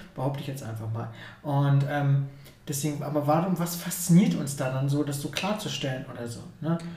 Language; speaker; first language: German; early bilingual, other home language; Ukrainian